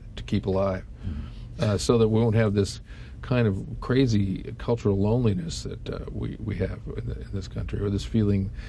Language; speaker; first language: English; native; English